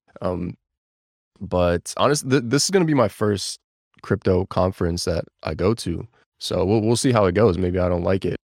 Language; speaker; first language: English; early bilingual, other home language; Bulgarian